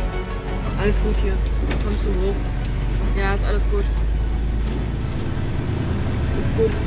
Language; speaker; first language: German; native; German